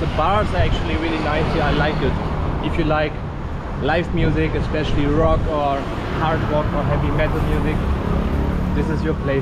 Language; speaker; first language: English; non-native, fluent; German